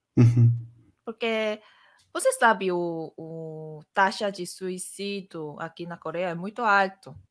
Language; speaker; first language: Portuguese; non-native, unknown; Korean